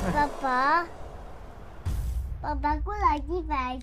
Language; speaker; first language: Italian; early bilingual, heritage; Italian